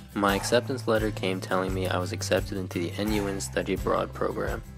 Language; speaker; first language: English; native; English